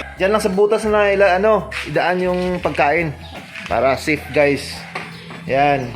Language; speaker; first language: Filipino; non-native, local second language; Cebuano